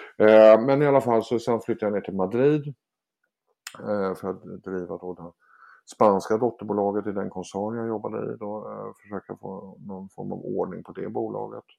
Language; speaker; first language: Swedish; native; Swedish